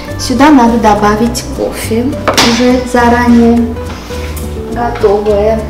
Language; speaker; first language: Russian; non-native, local second language; Armenian